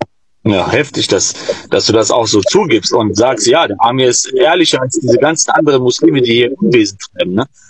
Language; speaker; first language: German; native; German